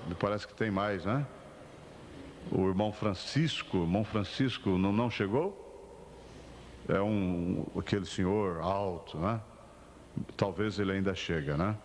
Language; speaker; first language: Portuguese; native; Portuguese